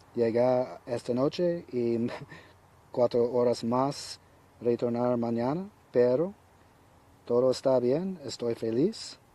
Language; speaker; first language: Spanish; non-native, learner; English